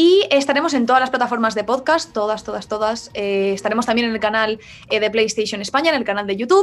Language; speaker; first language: Spanish; native; Spanish